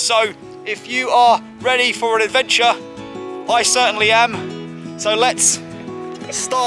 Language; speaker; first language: English; native; English